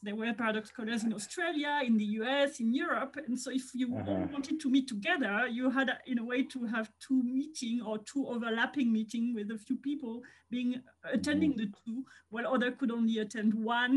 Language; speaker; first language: English; non-native, fluent; French